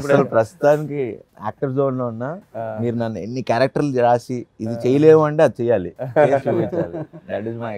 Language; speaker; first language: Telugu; native; Telugu